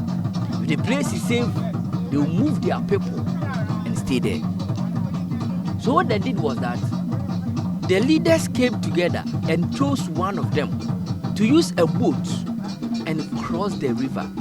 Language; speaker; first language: English; non-native, local second language; Akan